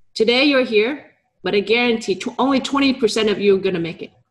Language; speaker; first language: English; non-native, fluent; Vietnamese